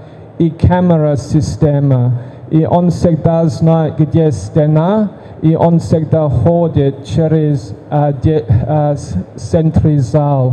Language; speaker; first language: Russian; non-native, learner; English